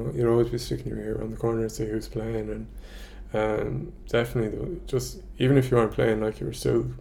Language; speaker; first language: English; native; English